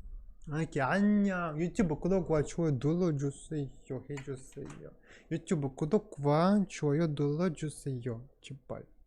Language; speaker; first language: Korean; non-native, learner; Russian